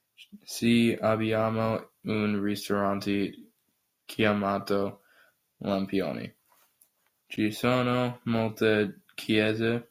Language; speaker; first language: Italian; non-native, learner; English